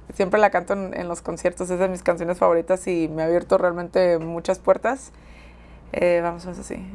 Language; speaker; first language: Spanish; native; Spanish